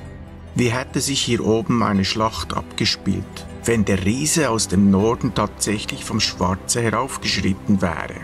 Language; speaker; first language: German; native; German